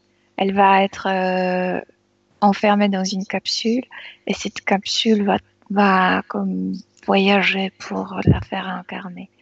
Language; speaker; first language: French; non-native, fluent; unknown